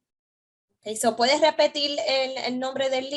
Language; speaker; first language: Spanish; early bilingual, heritage; Spanish